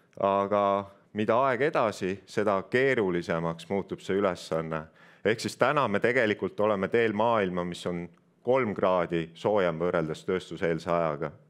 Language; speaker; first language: Estonian; native; Estonian